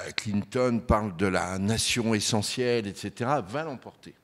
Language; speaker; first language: French; native; French